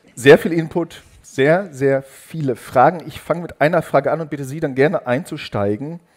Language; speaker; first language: German; native; German